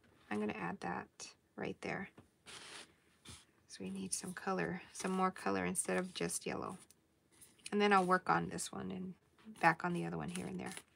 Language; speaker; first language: English; early bilingual, other home language; Spanish